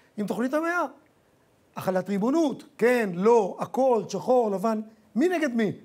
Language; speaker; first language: Hebrew; native; Hebrew